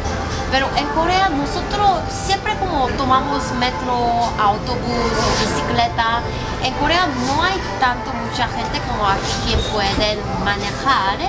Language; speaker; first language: Spanish; non-native, learner; Korean